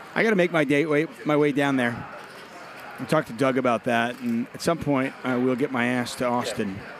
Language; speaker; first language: English; native; English